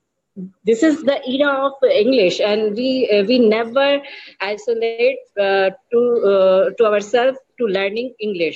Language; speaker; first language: English; non-native, learner; Urdu